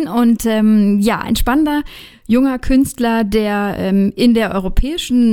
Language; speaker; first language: German; native; German